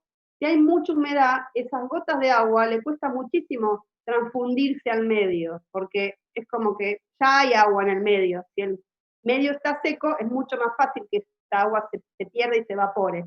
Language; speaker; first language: Spanish; native; Spanish